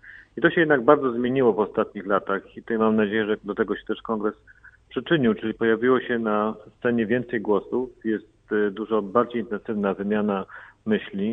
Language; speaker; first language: Polish; native; Polish